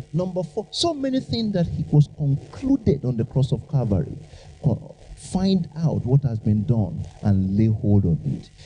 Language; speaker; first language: English; non-native, local second language; Yoruba